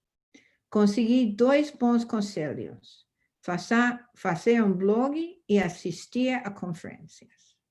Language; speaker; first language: Portuguese; non-native, fluent; English